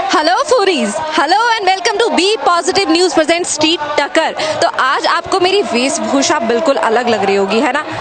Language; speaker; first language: Hindi; native; Hindi